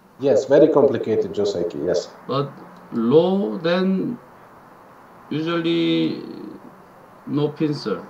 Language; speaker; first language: English; non-native, fluent; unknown